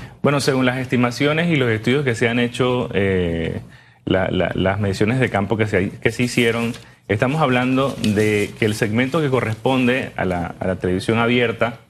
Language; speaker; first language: Spanish; native; Spanish